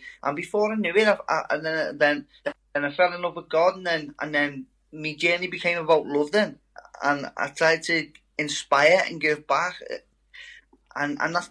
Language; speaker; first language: English; native; English